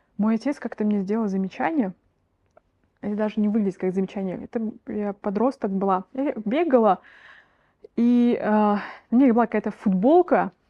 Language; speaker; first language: Russian; native; Russian